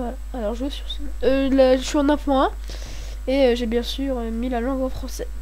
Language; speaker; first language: French; native; French